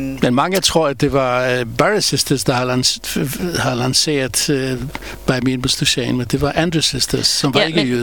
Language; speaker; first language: Danish; non-native, fluent; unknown